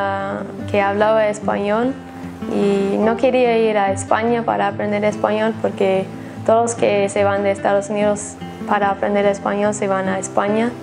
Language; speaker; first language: Spanish; non-native, fluent; English